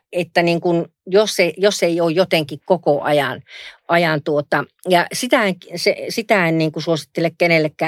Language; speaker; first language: Finnish; native; Finnish